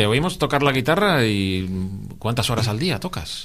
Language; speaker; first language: Spanish; native; Spanish